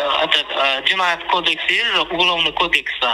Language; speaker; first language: Russian; non-native, learner; Turkmen